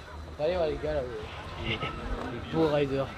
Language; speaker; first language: French; native; French